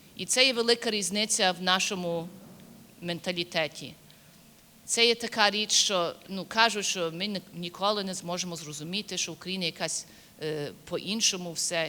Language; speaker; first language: Ukrainian; early bilingual, heritage; Ukrainian